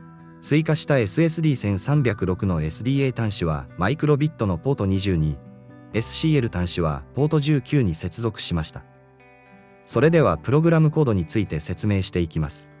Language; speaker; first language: Japanese; native; Japanese